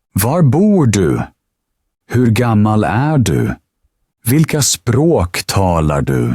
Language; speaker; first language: Swedish; native; Swedish